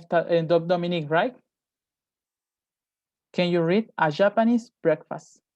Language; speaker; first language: English; non-native, fluent; Spanish